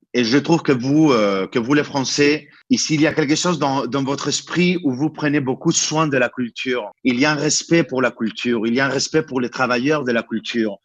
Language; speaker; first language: French; non-native, fluent; Spanish